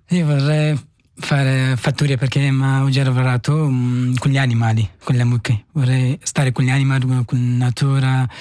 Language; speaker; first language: Italian; non-native, learner; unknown